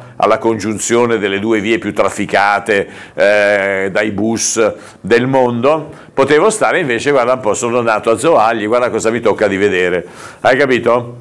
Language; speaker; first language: Italian; native; Italian